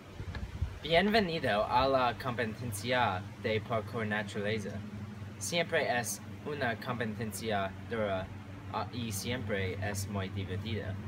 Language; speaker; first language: Spanish; non-native, learner; English